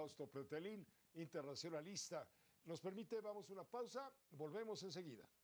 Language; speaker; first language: Spanish; native; Spanish